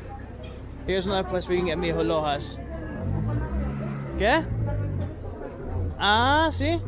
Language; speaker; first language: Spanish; non-native, learner; English